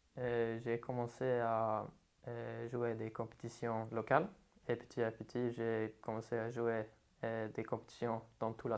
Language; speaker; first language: French; non-native, learner; Swedish